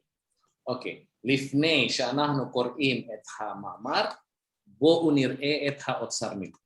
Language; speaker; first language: Hebrew; non-native, fluent; Indonesian